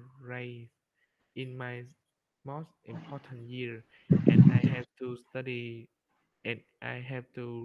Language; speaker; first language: English; non-native, learner; Vietnamese